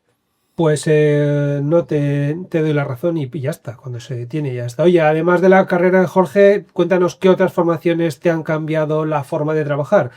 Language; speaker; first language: Spanish; native; Spanish